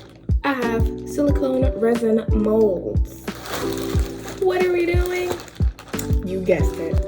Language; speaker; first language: English; native; English